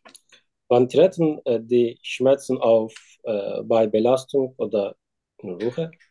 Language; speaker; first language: German; non-native, learner; Turkish